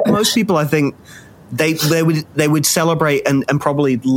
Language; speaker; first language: English; native; English